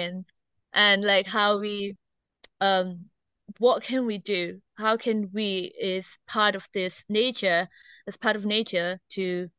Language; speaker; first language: English; non-native, fluent; Indonesian